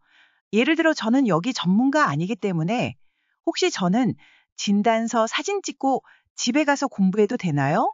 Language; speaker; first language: Korean; non-native, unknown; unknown